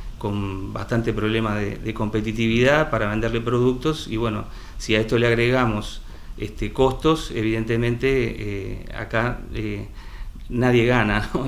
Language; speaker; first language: Spanish; native; Spanish